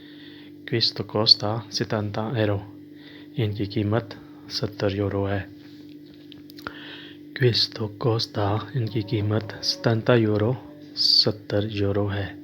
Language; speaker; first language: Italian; non-native, learner; Urdu